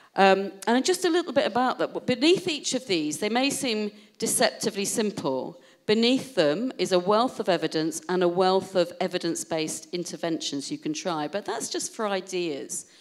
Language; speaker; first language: English; native; English